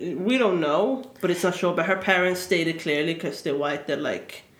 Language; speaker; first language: English; early bilingual, other home language; Swedish